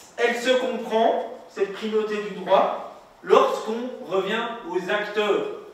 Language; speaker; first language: French; native; French